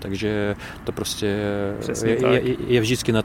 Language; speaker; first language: Czech; non-native, fluent; Russian